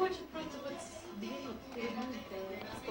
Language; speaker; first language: Russian; non-native, fluent; English